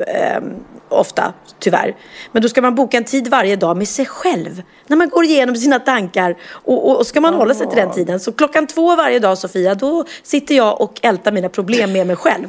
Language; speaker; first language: Swedish; native; Swedish